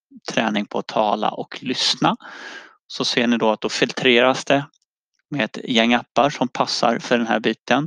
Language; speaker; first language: Swedish; native; Swedish